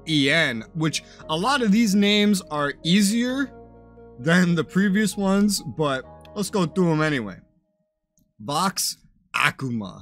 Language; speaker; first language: English; native; English